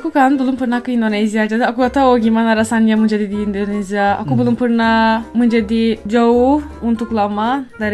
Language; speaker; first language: Indonesian; non-native, fluent; Turkish